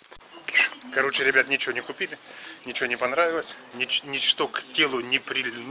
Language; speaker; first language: Russian; native; Russian